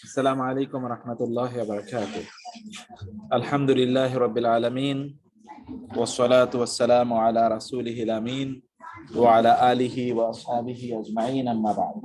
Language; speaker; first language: Arabic; non-native, fluent; Bangla